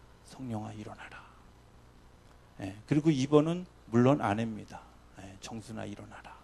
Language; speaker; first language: Korean; native; Korean